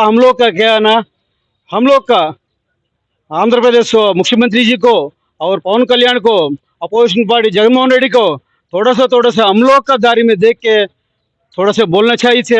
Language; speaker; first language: Hindi; non-native, local second language; Telugu